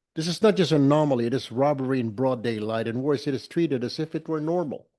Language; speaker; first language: English; non-native, local second language; Filipino